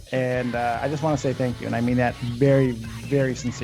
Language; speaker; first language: English; native; English